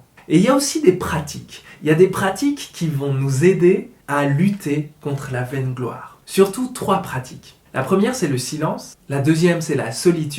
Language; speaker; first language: French; native; French